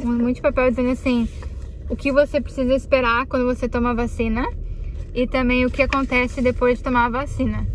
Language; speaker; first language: Portuguese; native; Portuguese